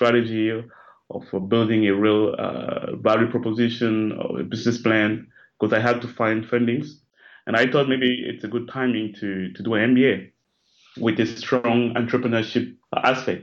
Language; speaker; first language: English; non-native, local second language; French